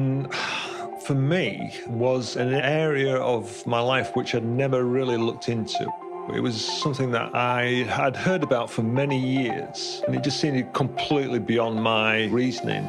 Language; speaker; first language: English; native; English